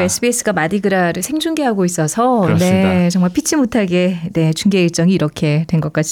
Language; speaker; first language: Korean; native; Korean